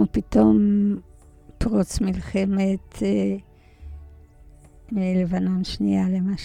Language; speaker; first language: Hebrew; early bilingual, other home language; Polish